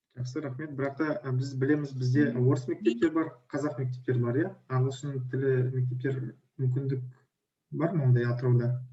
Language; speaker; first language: Kazakh; native; Kazakh